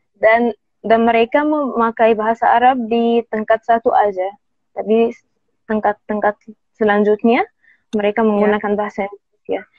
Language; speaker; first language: Indonesian; non-native, learner; Arabic